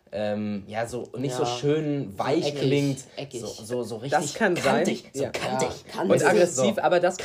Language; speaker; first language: German; early bilingual, other home language; Greek